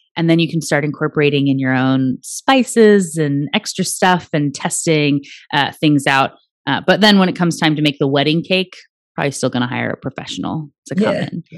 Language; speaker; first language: English; native; English